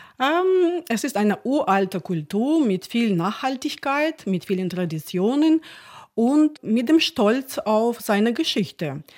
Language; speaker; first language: German; non-native, fluent; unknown